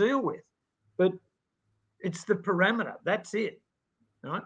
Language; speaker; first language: English; native; English